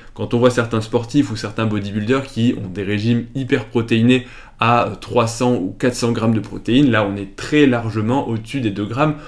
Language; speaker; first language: French; native; French